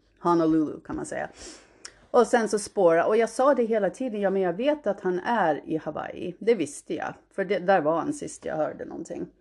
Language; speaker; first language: Swedish; early bilingual, heritage; Swedish